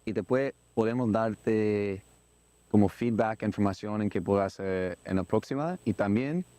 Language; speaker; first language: Spanish; non-native, learner; English